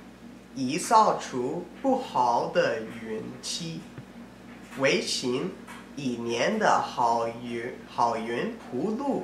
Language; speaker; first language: Chinese; non-native, learner; English